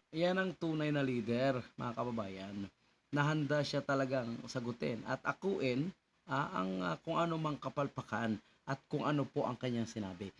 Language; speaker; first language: Filipino; native; Filipino